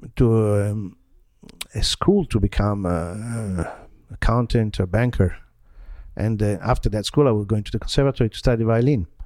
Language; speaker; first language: English; non-native, fluent; Italian